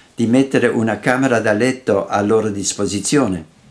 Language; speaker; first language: Italian; non-native, fluent; Dutch